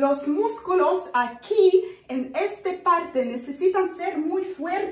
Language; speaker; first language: Spanish; non-native, learner; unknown